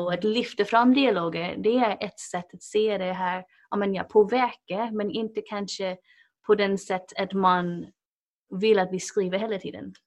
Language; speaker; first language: Swedish; non-native, fluent; English